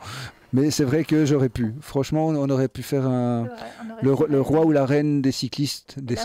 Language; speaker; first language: French; native; French